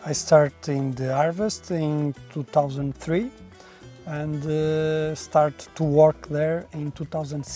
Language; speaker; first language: English; non-native, learner; Portuguese